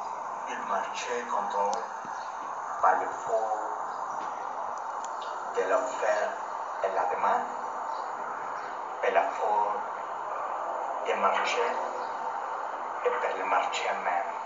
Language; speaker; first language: French; non-native, learner; Spanish